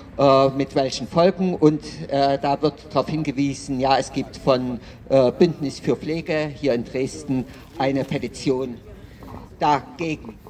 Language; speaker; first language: German; native; German